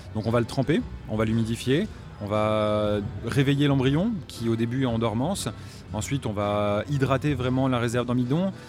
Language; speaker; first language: French; native; French